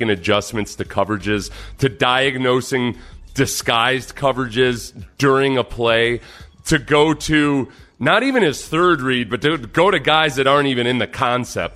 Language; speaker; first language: English; native; English